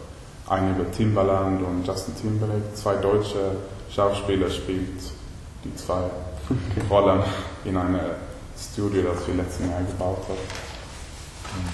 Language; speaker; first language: German; non-native, learner; Swedish